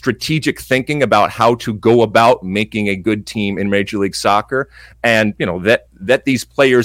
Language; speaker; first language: English; native; English